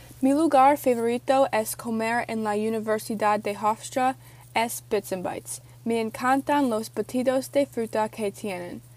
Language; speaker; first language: Spanish; non-native, learner; English